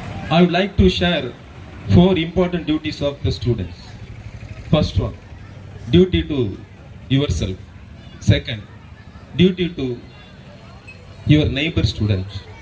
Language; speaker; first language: English; non-native, local second language; Tamil